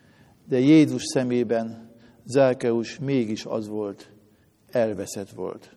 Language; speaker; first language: Hungarian; native; Hungarian